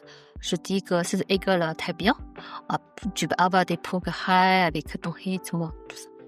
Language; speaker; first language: French; non-native, learner; Chinese